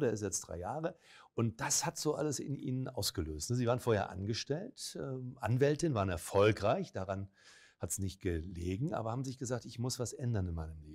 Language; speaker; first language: German; native; German